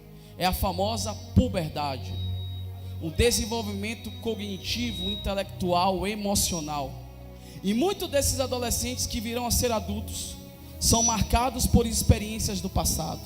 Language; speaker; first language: Portuguese; native; Portuguese